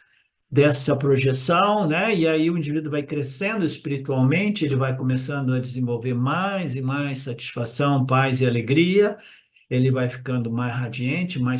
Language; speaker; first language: Portuguese; native; Portuguese